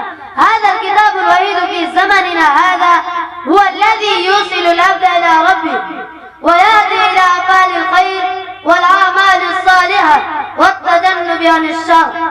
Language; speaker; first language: Arabic; non-native, learner; Urdu